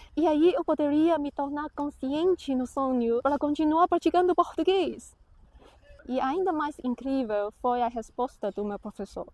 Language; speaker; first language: Portuguese; non-native, fluent; Chinese